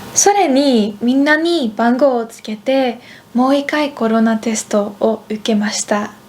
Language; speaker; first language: Japanese; non-native, fluent; Dutch